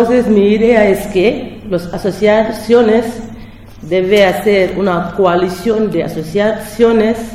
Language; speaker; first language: Spanish; non-native, learner; French